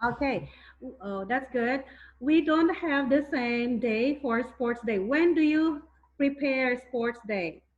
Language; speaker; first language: English; non-native, fluent; Thai